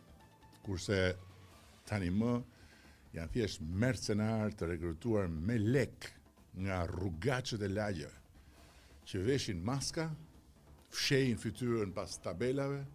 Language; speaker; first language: Albanian; native; Albanian